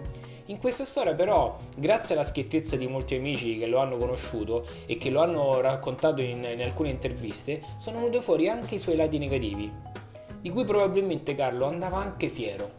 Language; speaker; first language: Italian; native; Italian